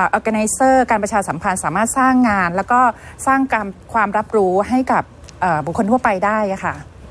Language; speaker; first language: Thai; native; Thai